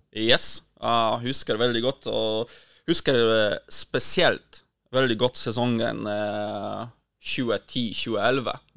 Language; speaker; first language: Norwegian; non-native, fluent; Polish